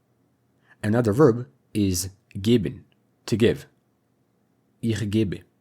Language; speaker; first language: German; non-native, fluent; English